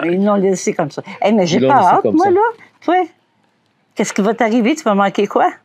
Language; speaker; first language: French; native; French